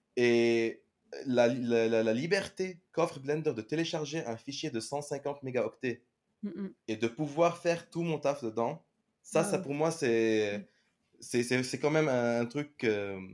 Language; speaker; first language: French; non-native, local second language; Arabic